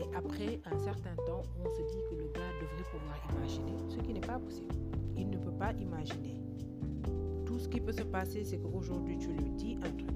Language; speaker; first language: French; non-native, local second language; Wolof